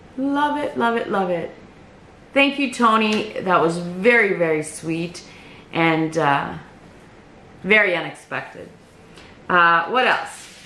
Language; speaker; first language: English; native; English